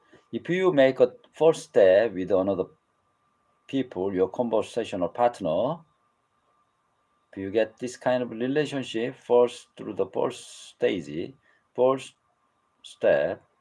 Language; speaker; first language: English; non-native, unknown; Korean